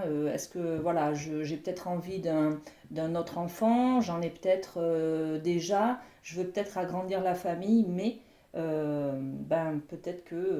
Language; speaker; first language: French; native; French